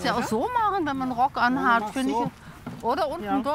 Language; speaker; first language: German; native; German